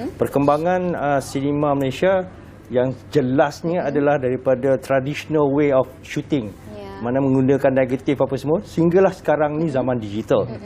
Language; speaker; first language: Malay; native; Malay